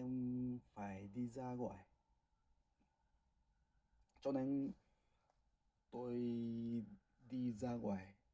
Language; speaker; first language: Vietnamese; non-native, learner; Japanese